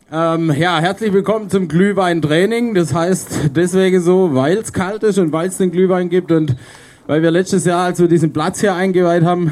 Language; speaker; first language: German; native; German